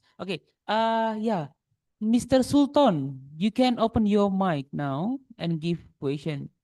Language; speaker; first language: English; non-native, local second language; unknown